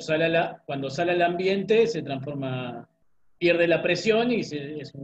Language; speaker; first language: Spanish; native; Spanish